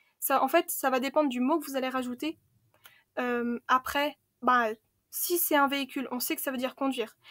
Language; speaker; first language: French; early bilingual, other home language; Khmer